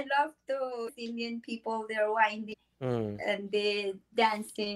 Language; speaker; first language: English; non-native, learner; Tibetan